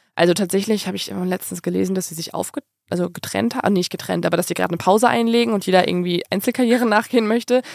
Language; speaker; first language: German; native; German